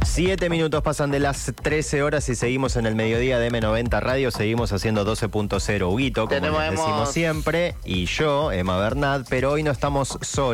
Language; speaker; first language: Spanish; native; Spanish